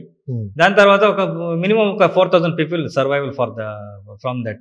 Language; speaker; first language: Telugu; non-native, learner; Kannada